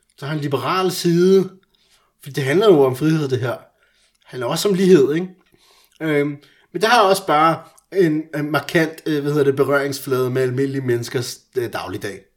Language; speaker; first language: Danish; early bilingual, other home language; Persian